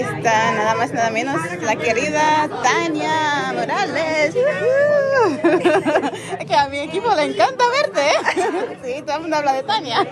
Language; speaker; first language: Spanish; non-native, fluent; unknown